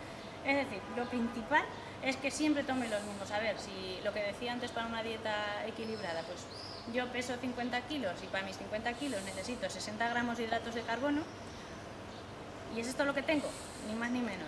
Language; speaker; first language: Spanish; native; Spanish